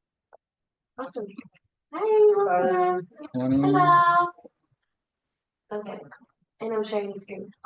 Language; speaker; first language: English; early bilingual, other home language; Spanish